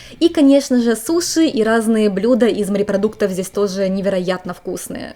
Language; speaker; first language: Russian; native; Russian